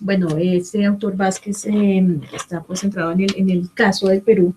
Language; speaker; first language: Spanish; native; Spanish